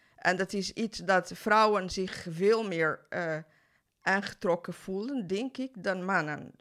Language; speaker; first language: Dutch; non-native, fluent; Portuguese